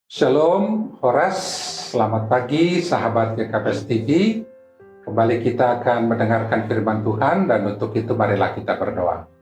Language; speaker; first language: Malay; native; Malay